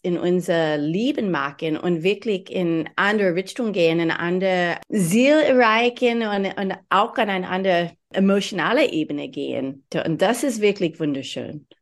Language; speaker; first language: German; non-native, learner; English